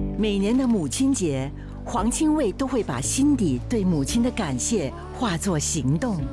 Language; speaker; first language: Chinese; native; Chinese